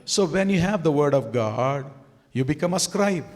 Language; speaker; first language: English; non-native, local second language; Tamil